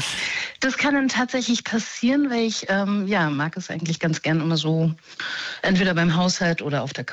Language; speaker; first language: German; native; German